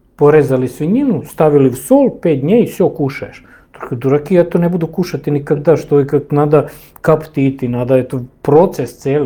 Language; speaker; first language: Russian; non-native, fluent; Serbian